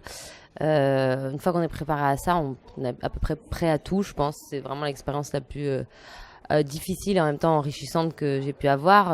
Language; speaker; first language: French; native; French